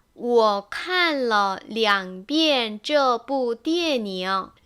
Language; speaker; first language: Chinese; non-native, fluent; Korean